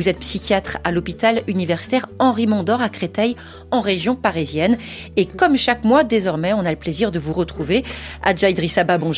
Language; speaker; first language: French; native; French